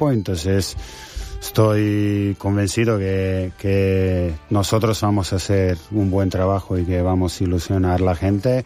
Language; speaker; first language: Spanish; non-native, fluent; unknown